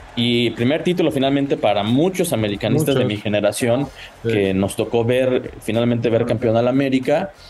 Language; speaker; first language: Spanish; native; Spanish